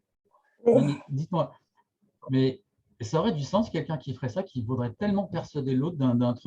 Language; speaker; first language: French; native; French